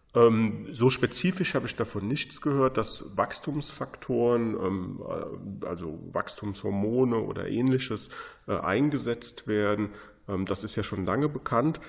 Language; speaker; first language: German; native; German